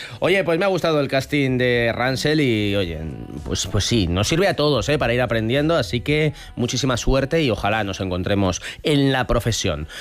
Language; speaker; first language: Spanish; native; Spanish